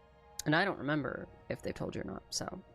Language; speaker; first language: English; native; English